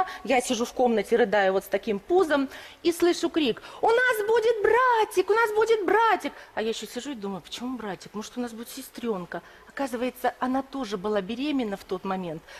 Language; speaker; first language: Russian; native; Russian